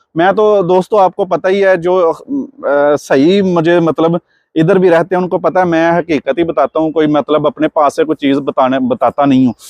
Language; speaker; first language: Urdu; non-native, local second language; Punjabi